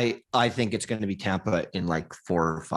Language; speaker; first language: English; native; English